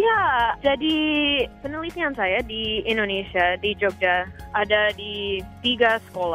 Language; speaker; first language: Indonesian; non-native, fluent; English